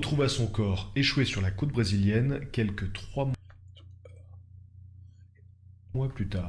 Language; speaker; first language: French; native; French